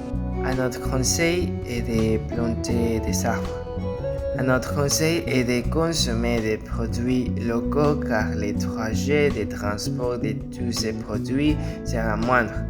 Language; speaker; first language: French; non-native, learner; Spanish